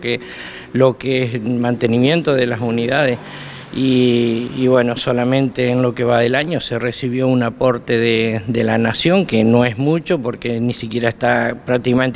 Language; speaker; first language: Spanish; native; Spanish